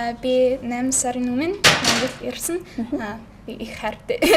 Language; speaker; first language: Mongolian; non-native, learner; English